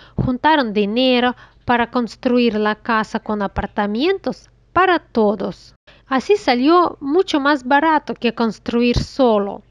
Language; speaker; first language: Spanish; non-native, learner; Russian